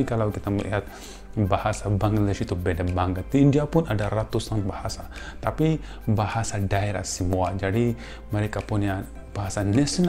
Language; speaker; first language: Indonesian; non-native, fluent; Urdu